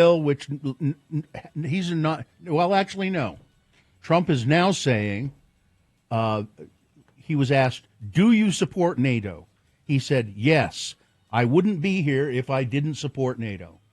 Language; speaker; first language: English; native; English